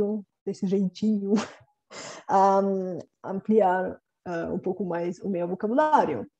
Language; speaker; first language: Portuguese; non-native, fluent; Bulgarian